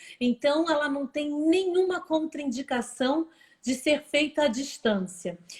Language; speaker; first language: Portuguese; native; Portuguese